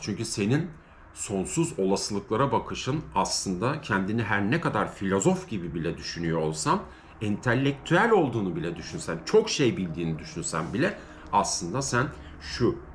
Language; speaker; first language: Turkish; native; Turkish